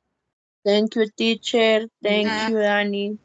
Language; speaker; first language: English; non-native, learner; Spanish